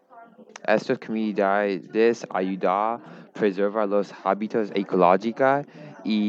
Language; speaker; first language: Spanish; non-native, learner; English